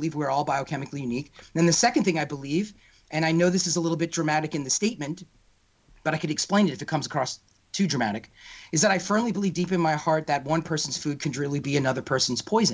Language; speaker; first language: English; native; English